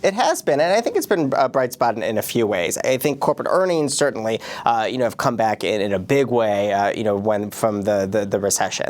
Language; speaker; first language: English; native; English